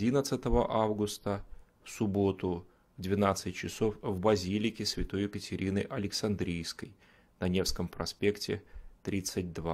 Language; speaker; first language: Russian; native; Russian